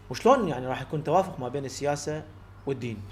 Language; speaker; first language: Arabic; native; Arabic